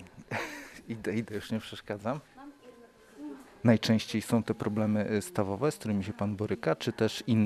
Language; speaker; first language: Polish; native; Polish